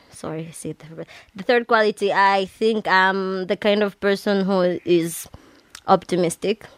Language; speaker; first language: English; non-native, local second language; Swahili